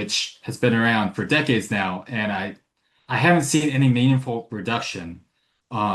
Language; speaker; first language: English; native; English